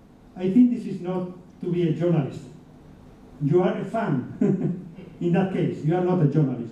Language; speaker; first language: English; non-native, fluent; Spanish